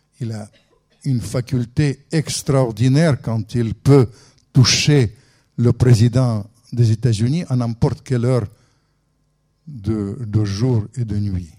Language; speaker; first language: French; non-native, fluent; Russian